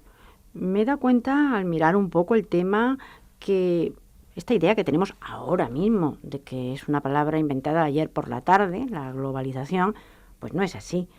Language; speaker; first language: Spanish; native; Spanish